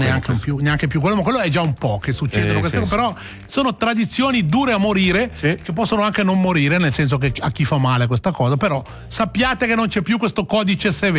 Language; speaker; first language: Italian; native; Italian